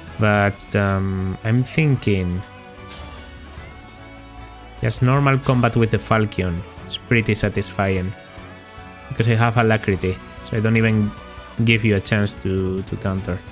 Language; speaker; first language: English; non-native, fluent; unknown